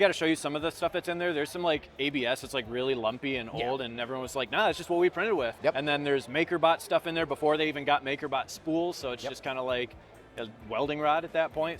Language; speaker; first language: English; native; English